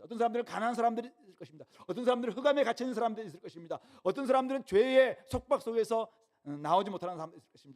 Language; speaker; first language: Korean; native; Korean